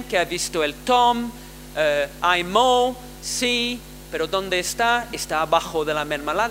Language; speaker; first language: Spanish; non-native, fluent; English